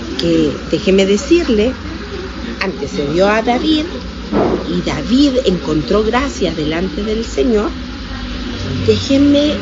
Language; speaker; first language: Spanish; native; Spanish